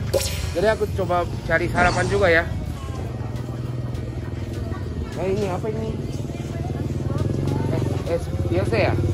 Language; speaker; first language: Indonesian; non-native, learner; Japanese